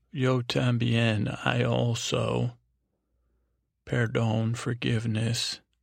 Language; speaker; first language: Spanish; non-native, learner; English